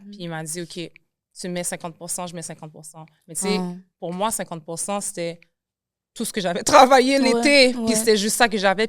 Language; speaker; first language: French; native; French